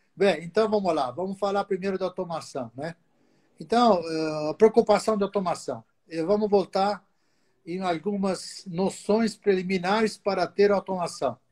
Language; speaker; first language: Portuguese; early bilingual, other home language; Italian